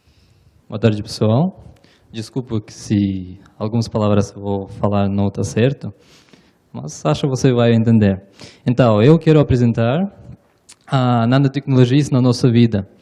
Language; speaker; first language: Portuguese; non-native, learner; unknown